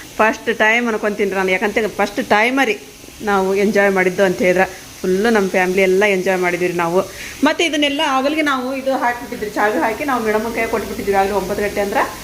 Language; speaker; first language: Kannada; native; Kannada